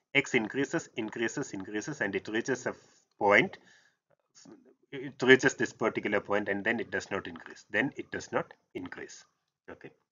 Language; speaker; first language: English; non-native, local second language; Malayalam